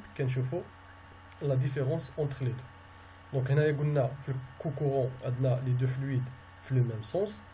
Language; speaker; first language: French; non-native, local second language; Arabic